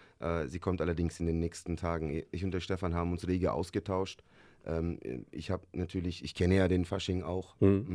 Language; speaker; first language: German; early bilingual, other home language; Turkish